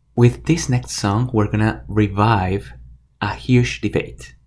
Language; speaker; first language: English; non-native, fluent; Spanish